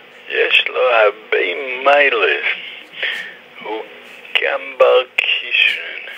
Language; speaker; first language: Hebrew; non-native, fluent; English